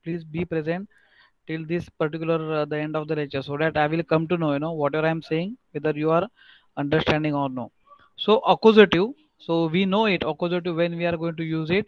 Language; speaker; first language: English; non-native, local second language; Marathi